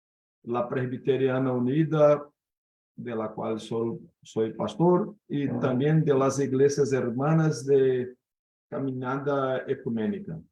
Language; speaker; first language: Spanish; non-native, fluent; Portuguese